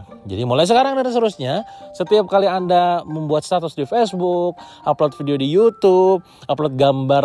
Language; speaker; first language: Indonesian; native; Indonesian